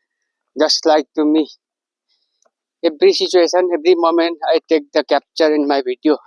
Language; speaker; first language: English; non-native, learner; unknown